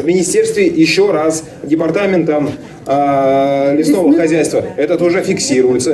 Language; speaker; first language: Russian; native; Russian